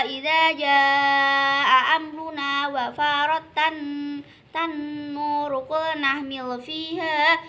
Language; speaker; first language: Arabic; non-native, learner; Indonesian